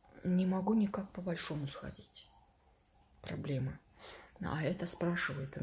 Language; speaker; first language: Russian; native; Russian